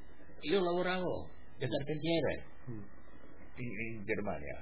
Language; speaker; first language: Italian; non-native, local second language; Friulian